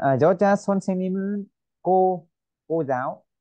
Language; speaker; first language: Korean; non-native, learner; Vietnamese